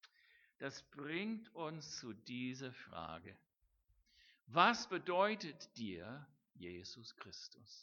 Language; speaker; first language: German; non-native, fluent; English